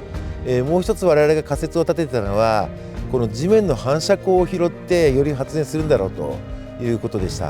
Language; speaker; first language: Japanese; native; Japanese